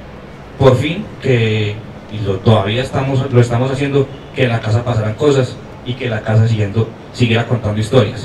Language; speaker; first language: Spanish; native; Spanish